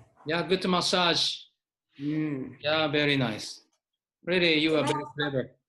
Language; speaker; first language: English; non-native, learner; Japanese